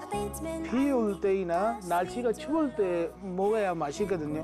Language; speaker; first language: Korean; non-native, fluent; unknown